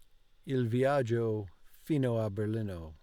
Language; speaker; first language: Italian; non-native, learner; English